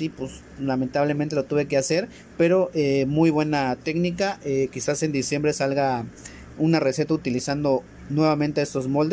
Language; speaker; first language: Spanish; native; Spanish